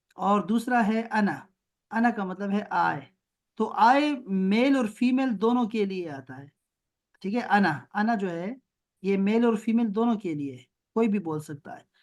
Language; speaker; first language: Urdu; non-native, local second language; Pashto